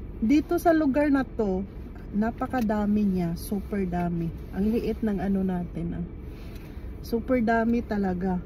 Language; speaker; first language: Filipino; non-native, local second language; Cebuano